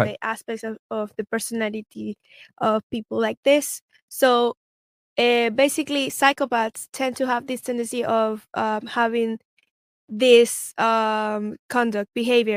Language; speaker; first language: English; non-native, fluent; Spanish